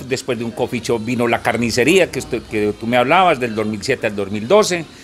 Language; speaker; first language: Spanish; native; Spanish